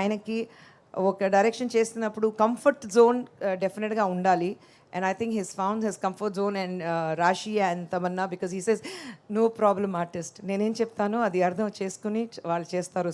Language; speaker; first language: Telugu; non-native, local second language; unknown